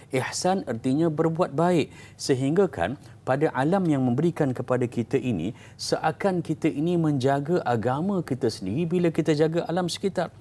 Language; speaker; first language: Malay; native; Malay